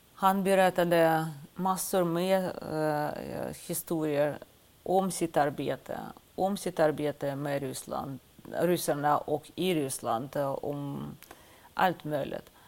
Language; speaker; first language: Swedish; non-native, fluent; Russian